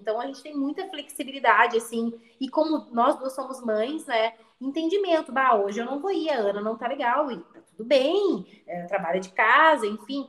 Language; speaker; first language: Portuguese; native; Portuguese